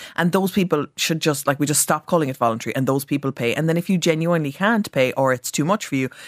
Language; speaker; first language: English; native; English